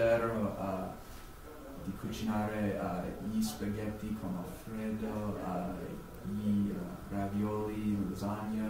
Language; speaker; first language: Italian; non-native, learner; English